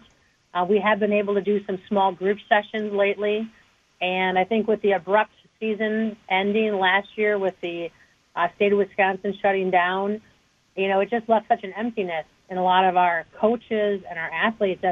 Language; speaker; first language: English; native; English